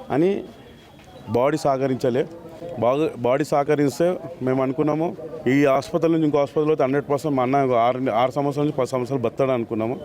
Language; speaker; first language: Telugu; native; Telugu